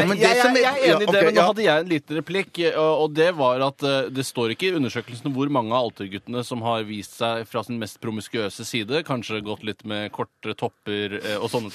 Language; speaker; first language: Norwegian; native; Norwegian